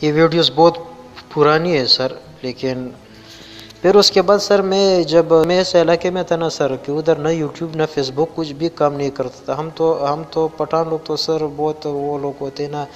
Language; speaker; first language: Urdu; non-native, local second language; Pashto